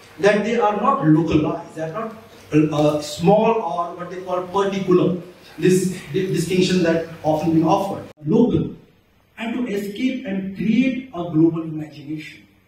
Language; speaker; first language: English; non-native, local second language; Marathi